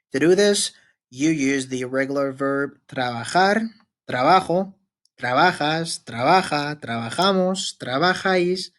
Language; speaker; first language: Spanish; non-native, fluent; Arabic